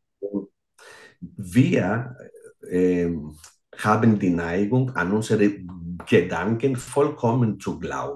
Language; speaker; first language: German; non-native, fluent; Greek